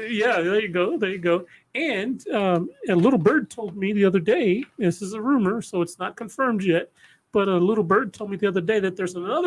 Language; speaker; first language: English; native; English